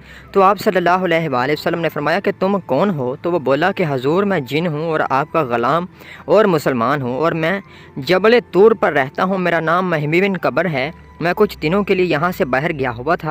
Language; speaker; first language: Urdu; native; Urdu